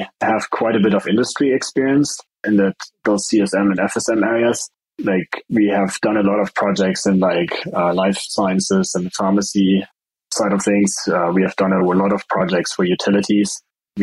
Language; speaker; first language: English; non-native, fluent; German